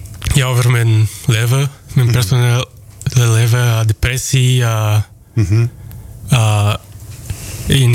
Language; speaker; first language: Dutch; non-native, fluent; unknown